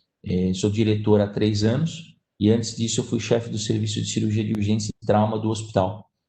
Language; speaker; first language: Portuguese; native; Portuguese